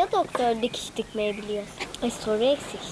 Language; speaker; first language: Turkish; native; Turkish